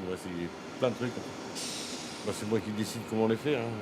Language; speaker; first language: French; native; French